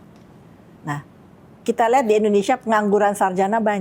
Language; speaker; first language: Indonesian; native; Indonesian